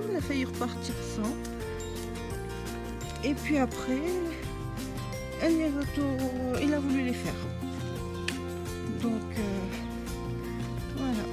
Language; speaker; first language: French; native; French